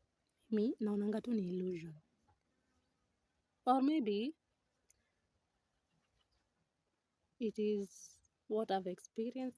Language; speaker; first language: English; non-native, local second language; Swahili